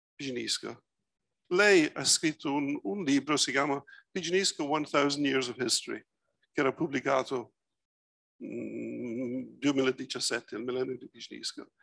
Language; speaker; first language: Italian; early bilingual, heritage; Italian